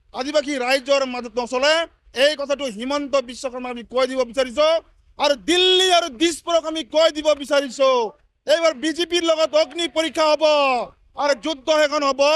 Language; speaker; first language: Assamese; non-native, local second language; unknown